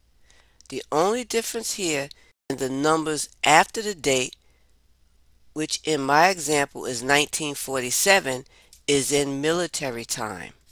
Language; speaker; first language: English; native; English